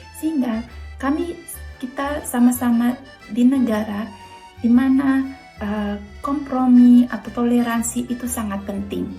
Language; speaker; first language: Indonesian; native; Indonesian